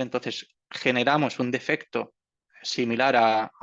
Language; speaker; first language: Spanish; native; Spanish